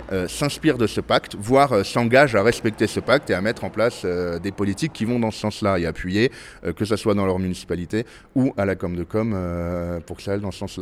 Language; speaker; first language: French; native; French